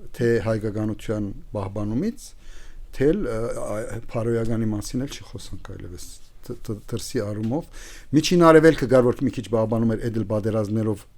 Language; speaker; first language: Armenian; early bilingual, heritage; Armenian